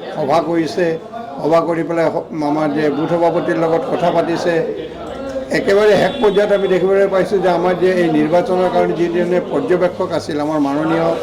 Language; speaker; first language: Assamese; native; Assamese